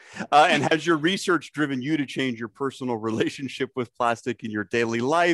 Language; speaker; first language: English; native; English